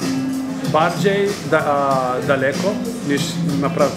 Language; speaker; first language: Polish; non-native, learner; Portuguese